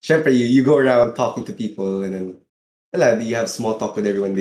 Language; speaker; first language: English; non-native, local second language; Filipino